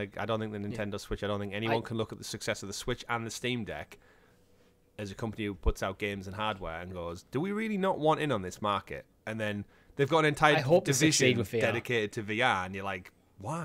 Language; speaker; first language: English; native; English